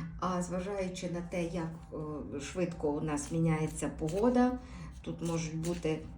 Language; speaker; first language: Ukrainian; native; Ukrainian